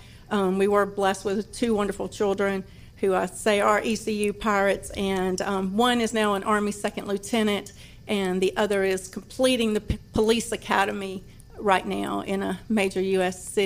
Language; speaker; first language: English; native; English